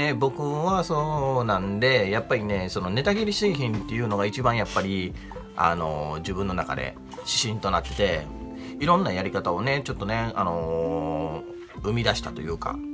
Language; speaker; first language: Japanese; native; Japanese